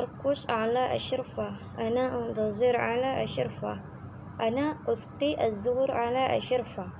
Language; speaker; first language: Arabic; non-native, learner; Indonesian